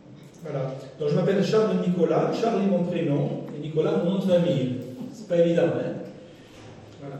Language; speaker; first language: French; native; French